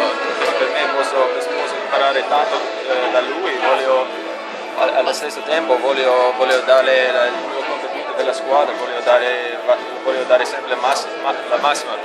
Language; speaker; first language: Italian; non-native, fluent; English